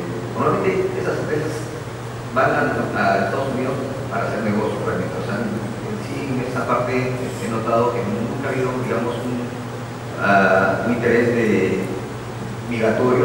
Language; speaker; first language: Spanish; native; Spanish